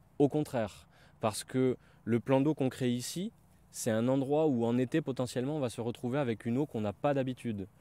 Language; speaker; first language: French; native; French